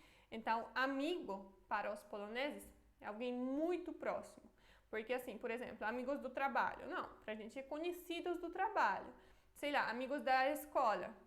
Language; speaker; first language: Portuguese; non-native, fluent; Polish